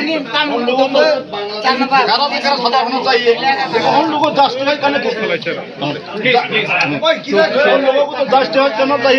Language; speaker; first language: Hindi; non-native, local second language; Bangla